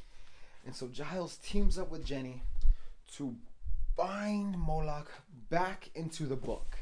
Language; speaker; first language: English; native; English